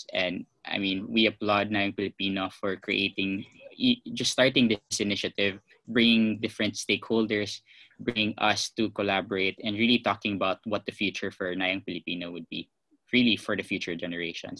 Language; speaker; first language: English; non-native, local second language; Cebuano